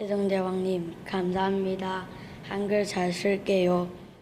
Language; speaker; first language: Korean; non-native, learner; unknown